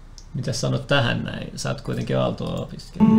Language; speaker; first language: Finnish; native; Finnish